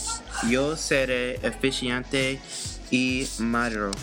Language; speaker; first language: Spanish; non-native, learner; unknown